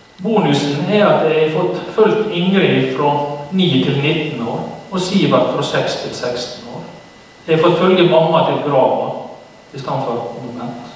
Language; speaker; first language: Norwegian; native; Norwegian